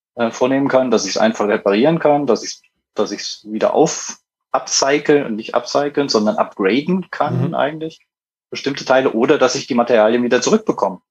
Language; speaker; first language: German; native; German